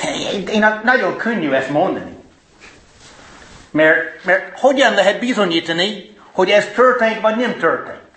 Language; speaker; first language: Hungarian; non-native, fluent; English